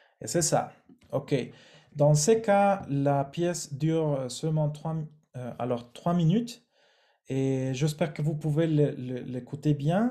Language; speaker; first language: French; non-native, fluent; Spanish